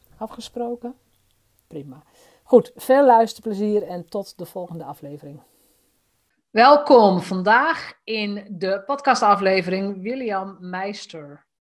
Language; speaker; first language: Dutch; native; Dutch